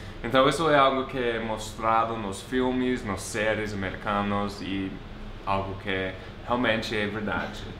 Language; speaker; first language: Portuguese; non-native, fluent; English